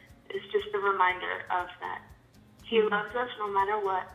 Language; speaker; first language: English; early bilingual, other home language; Spanish